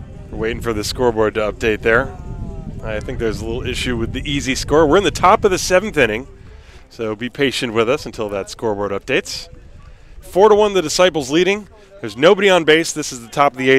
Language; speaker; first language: English; native; English